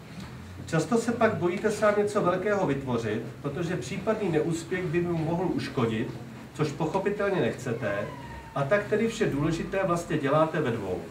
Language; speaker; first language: Czech; native; Czech